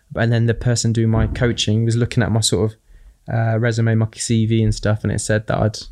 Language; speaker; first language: English; native; English